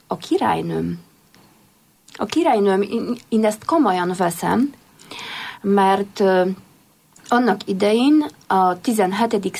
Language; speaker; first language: Hungarian; non-native, fluent; Polish